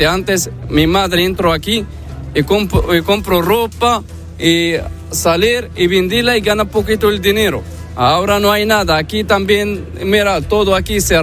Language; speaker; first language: Spanish; non-native, learner; Arabic